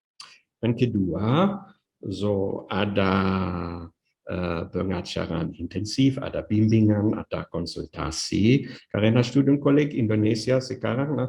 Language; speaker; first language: Indonesian; non-native, fluent; German